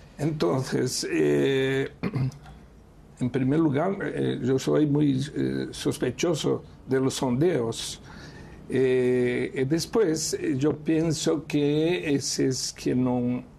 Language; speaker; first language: Spanish; non-native, fluent; Portuguese